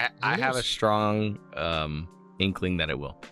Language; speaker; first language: English; native; English